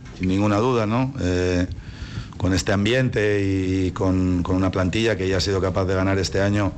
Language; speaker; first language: Spanish; native; Spanish